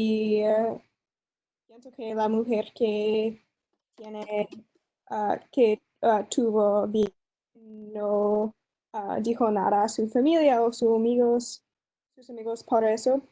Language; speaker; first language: Spanish; non-native, learner; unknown